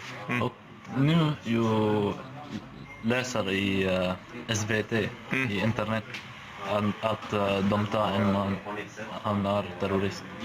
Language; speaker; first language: Swedish; non-native, learner; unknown